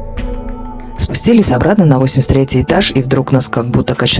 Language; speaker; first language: Russian; native; Russian